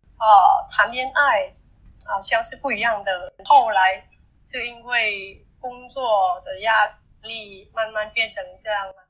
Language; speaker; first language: Chinese; non-native, fluent; Vietnamese